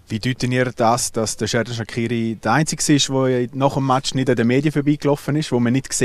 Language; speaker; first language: German; native; German